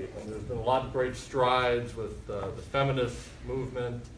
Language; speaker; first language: English; native; English